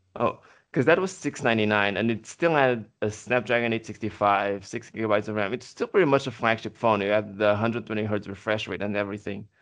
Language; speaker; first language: English; non-native, fluent; Portuguese